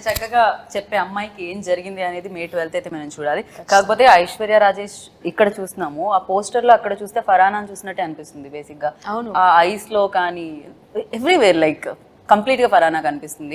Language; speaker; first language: Telugu; native; Telugu